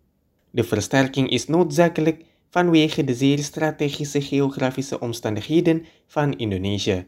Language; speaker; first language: Dutch; non-native, fluent; Indonesian